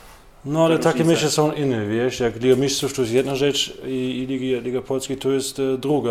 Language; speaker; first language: Polish; non-native, learner; German